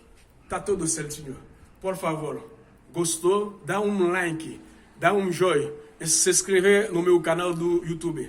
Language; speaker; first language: Portuguese; non-native, fluent; Haitian Creole